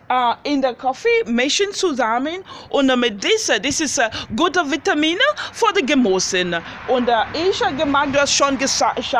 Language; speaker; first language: German; non-native, learner; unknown